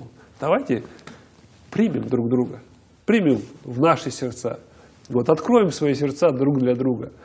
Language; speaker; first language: Russian; native; Russian